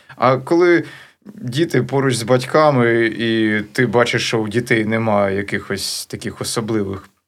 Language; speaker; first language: Ukrainian; native; Ukrainian